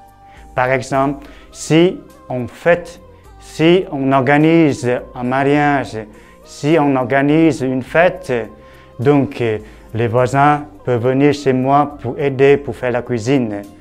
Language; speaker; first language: French; non-native, fluent; Vietnamese